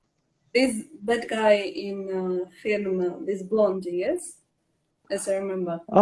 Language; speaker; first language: English; non-native, learner; Russian